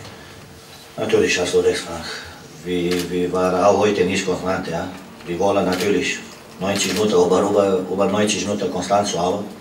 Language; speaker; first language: German; non-native, fluent; Romanian